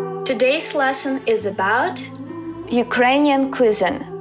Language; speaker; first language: English; non-native, fluent; Ukrainian